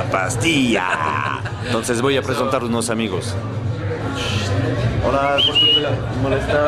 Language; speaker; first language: Spanish; non-native, fluent; French